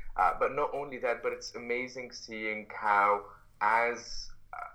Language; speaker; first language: English; non-native, fluent; Arabic